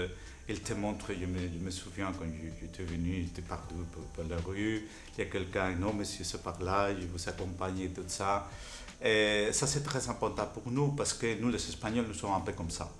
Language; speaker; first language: French; non-native, fluent; Spanish